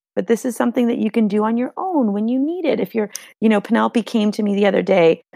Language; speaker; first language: English; non-native, fluent; Hungarian